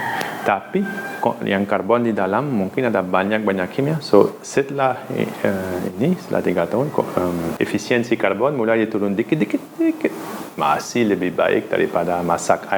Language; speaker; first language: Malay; non-native, learner; Dutch